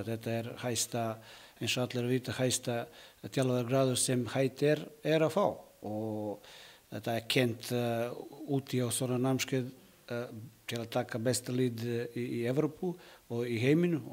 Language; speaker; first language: Icelandic; non-native, learner; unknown